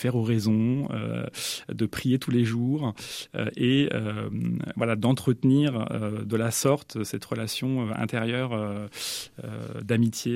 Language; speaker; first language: French; native; French